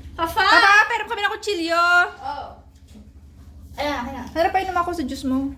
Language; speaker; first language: Filipino; native; Filipino